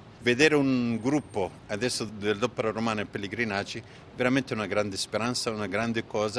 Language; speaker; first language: Italian; non-native, fluent; Arabic